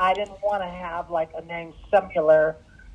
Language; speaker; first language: English; early bilingual, other home language; Arabic